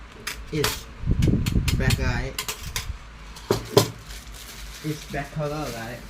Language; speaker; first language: English; non-native, learner; Thai